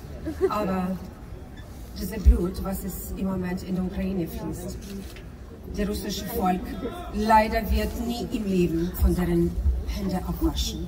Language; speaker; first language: German; non-native, fluent; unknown